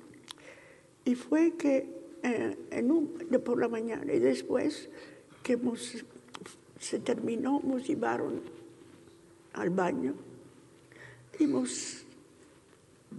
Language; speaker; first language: Spanish; early bilingual, heritage; Ladino